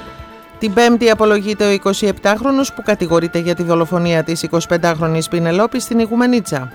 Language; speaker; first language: Greek; native; Greek